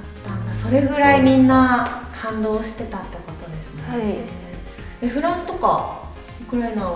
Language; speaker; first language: Japanese; native; Japanese